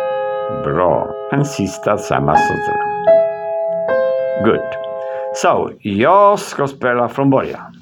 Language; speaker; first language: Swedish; non-native, learner; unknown